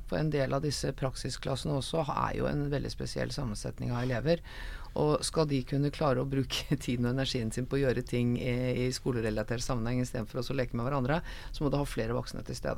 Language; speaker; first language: Norwegian; native; Norwegian